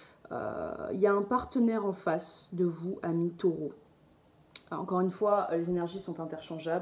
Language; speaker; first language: French; native; French